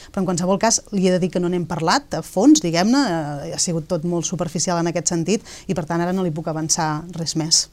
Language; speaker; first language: Catalan; native; Catalan